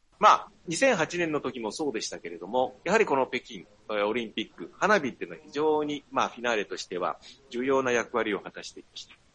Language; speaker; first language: Japanese; native; Japanese